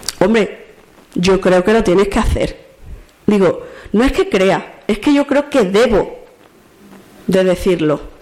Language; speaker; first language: Spanish; native; Spanish